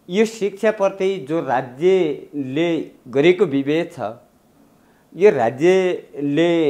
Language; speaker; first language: Nepali; native; Nepali